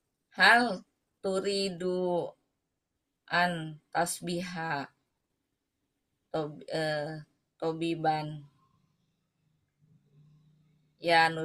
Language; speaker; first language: Arabic; non-native, learner; Indonesian